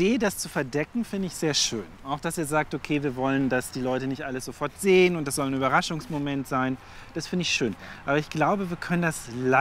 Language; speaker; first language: German; native; German